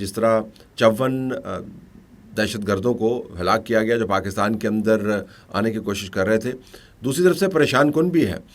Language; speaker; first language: Urdu; native; Urdu